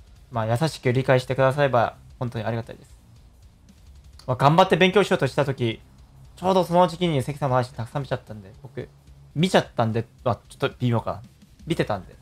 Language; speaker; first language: Japanese; non-native, fluent; Korean